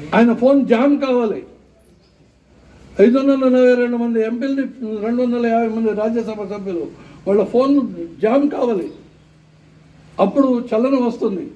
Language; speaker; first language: Telugu; native; Telugu